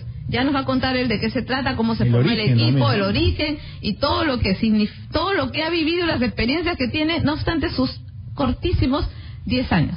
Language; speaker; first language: Spanish; native; Spanish